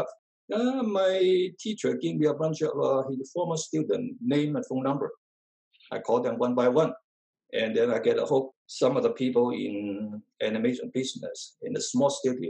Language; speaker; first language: English; non-native, fluent; Chinese